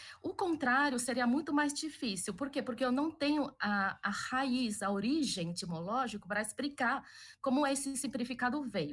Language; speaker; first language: Portuguese; early bilingual, other home language; Chinese